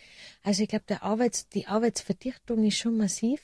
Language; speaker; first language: German; native; German